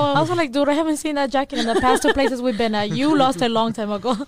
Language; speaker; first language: English; early bilingual, other home language; Spanish